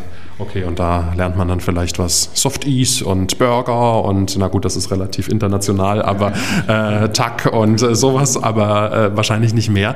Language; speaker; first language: German; native; German